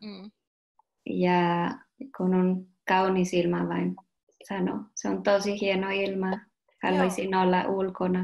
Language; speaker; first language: Finnish; non-native, learner; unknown